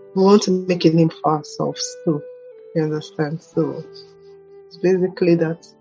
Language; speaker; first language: English; non-native, local second language; Igbo